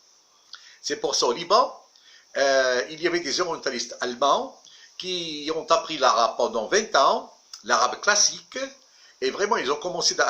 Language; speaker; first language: French; non-native, local second language; Arabic